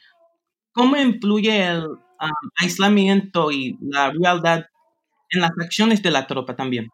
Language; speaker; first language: Spanish; non-native, fluent; English